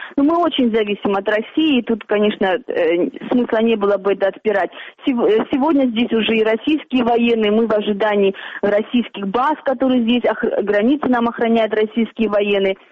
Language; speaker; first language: Russian; native; Russian